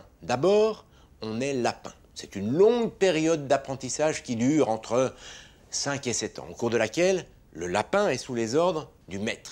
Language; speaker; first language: French; native; French